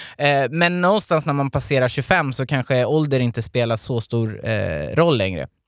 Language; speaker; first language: Swedish; native; Swedish